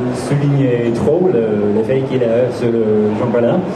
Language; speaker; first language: French; non-native, learner; English